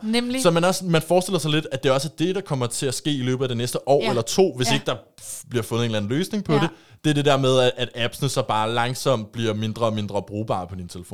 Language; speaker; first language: Danish; native; Danish